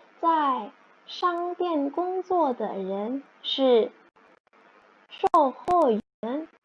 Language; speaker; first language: Chinese; non-native, fluent; Indonesian